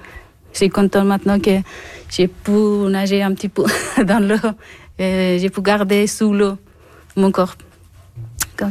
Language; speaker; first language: French; non-native, learner; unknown